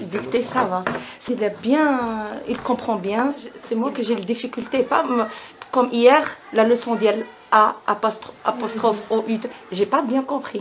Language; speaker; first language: French; non-native, learner; Arabic